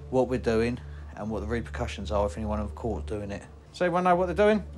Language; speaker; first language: English; native; English